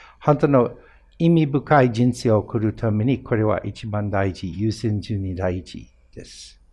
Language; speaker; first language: Japanese; non-native, fluent; English